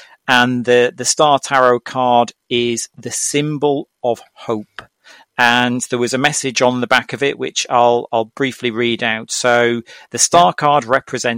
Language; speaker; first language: English; native; English